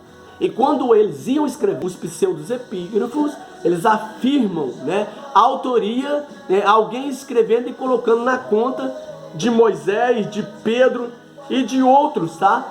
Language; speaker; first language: Portuguese; native; Portuguese